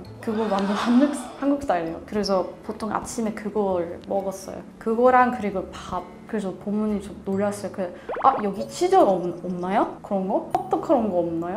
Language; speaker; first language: Korean; non-native, learner; Swedish